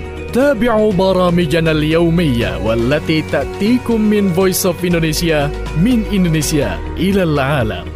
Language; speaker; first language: Arabic; non-native, fluent; Indonesian